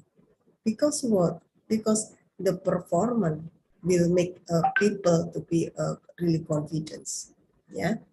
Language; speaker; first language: English; non-native, learner; Indonesian